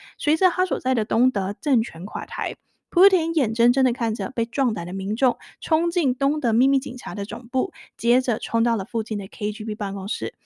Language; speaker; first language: Chinese; native; Chinese